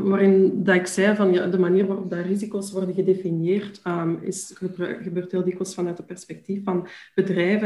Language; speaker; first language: Dutch; native; Dutch